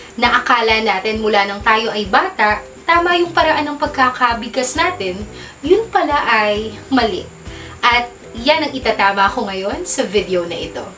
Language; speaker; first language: Filipino; native; Filipino